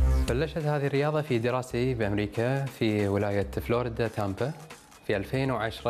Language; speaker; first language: Arabic; native; Arabic